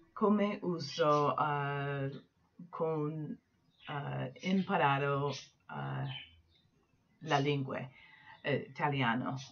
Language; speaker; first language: Italian; non-native, learner; English